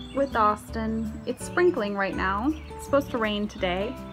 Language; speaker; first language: English; native; English